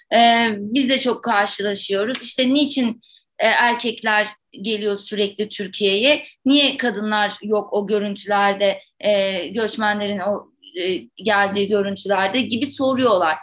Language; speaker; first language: Turkish; native; Turkish